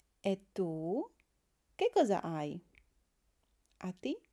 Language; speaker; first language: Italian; non-native, fluent; Slovak